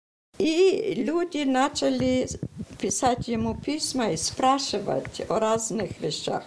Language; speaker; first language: Russian; early bilingual, heritage; Russian